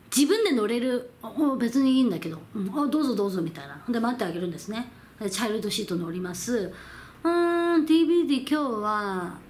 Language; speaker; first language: Japanese; non-native, fluent; Korean